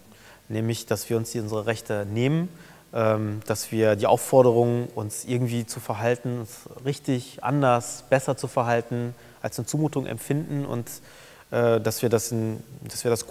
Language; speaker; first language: German; early bilingual, other home language; Turkish